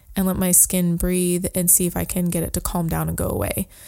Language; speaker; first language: English; native; English